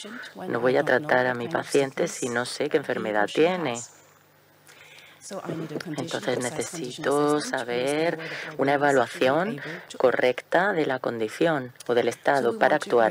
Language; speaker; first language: Spanish; non-native, fluent; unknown